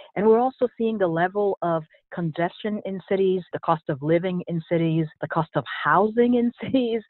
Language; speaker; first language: English; early bilingual, other home language; Haitian Creole